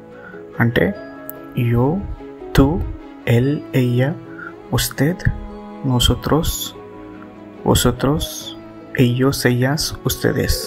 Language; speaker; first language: Spanish; non-native, fluent; Telugu